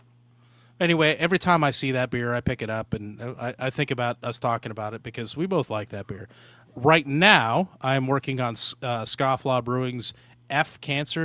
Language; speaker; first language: English; native; English